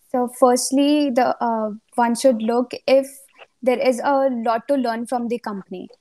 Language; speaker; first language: English; non-native, local second language; Hindi